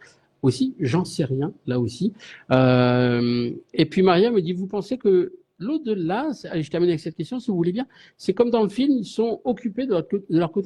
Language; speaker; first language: French; native; French